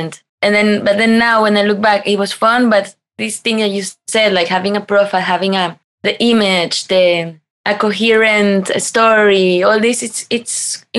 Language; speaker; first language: English; non-native, fluent; Spanish